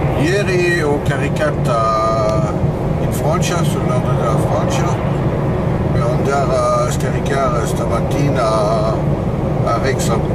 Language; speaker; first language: Italian; non-native, fluent; French